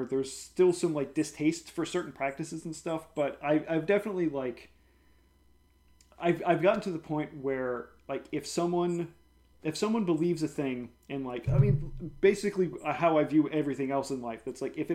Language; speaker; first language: English; native; English